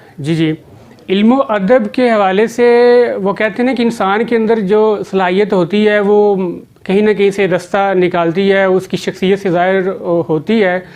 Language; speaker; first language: Urdu; non-native, local second language; Pahari-Potwari